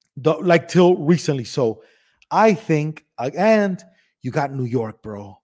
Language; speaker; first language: English; early bilingual, other home language; Spanish